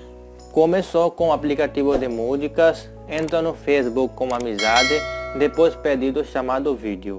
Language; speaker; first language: Portuguese; non-native, learner; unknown